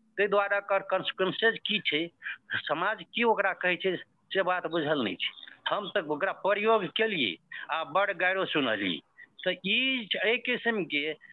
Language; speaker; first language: Maithili; non-native, local second language; Rana Tharu